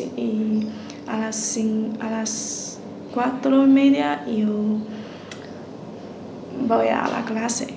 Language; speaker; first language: Spanish; non-native, learner; Chinese